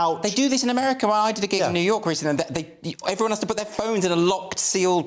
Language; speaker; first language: English; native; English